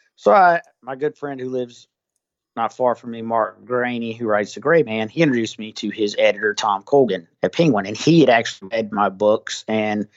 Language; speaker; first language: English; native; English